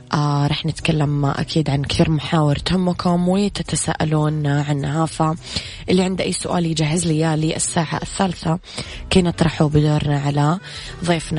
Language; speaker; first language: Arabic; native; Arabic